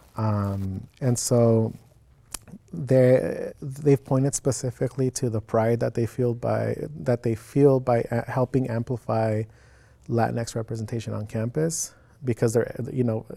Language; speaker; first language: English; native; English